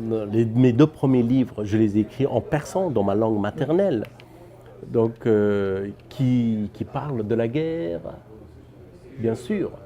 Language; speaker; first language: French; non-native, fluent; Persian